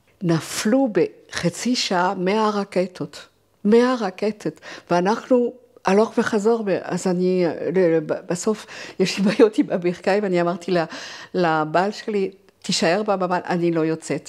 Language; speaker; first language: Hebrew; non-native, fluent; French